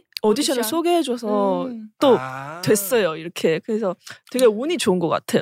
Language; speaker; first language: Korean; non-native, fluent; Chinese